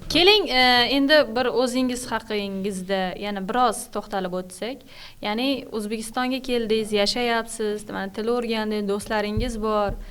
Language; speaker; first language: Uzbek; native; Uzbek